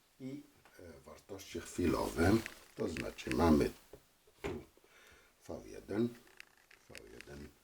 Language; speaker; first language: Polish; non-native, learner; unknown